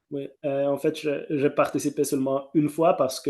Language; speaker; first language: French; non-native, fluent; Norwegian